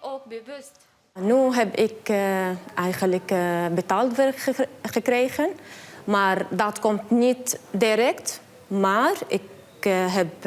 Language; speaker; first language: Dutch; non-native, learner; Arabic